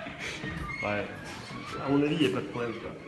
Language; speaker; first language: French; early bilingual, other home language; Japanese